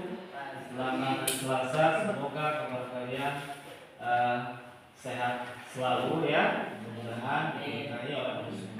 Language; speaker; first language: Indonesian; native; Indonesian